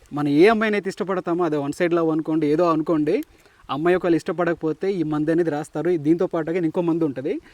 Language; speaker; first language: Telugu; native; Telugu